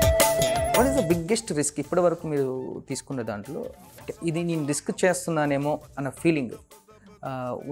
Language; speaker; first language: Telugu; native; Telugu